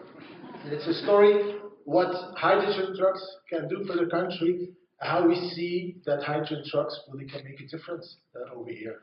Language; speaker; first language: English; non-native, fluent; Dutch